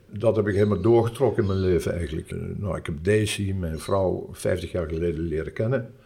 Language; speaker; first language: Dutch; native; Dutch